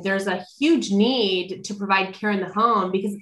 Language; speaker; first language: English; native; English